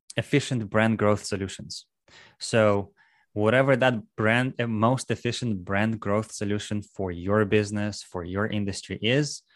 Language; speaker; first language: English; non-native, fluent; Russian